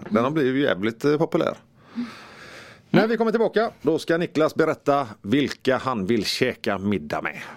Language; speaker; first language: Swedish; native; Swedish